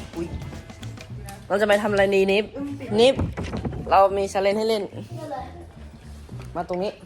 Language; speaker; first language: Thai; native; Thai